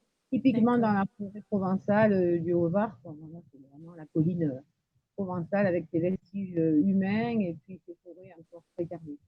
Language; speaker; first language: French; native; French